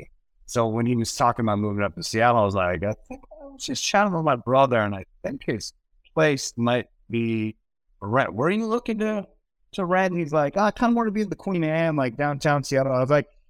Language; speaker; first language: English; native; English